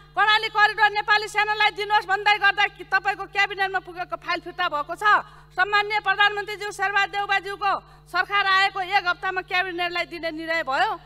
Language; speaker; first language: Nepali; native; Nepali